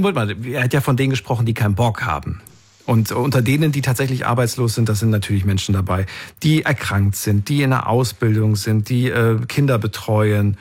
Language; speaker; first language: German; native; German